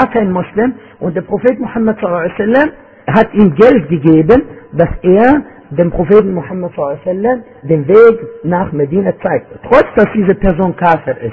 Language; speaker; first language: German; non-native, fluent; Arabic